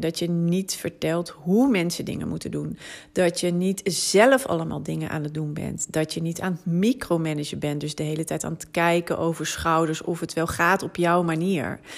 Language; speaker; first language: Dutch; native; Dutch